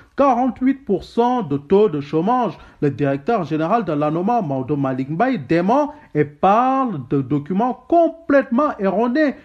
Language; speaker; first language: French; non-native, local second language; Wolof